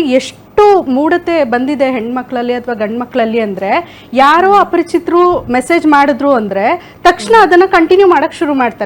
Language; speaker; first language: Kannada; native; Kannada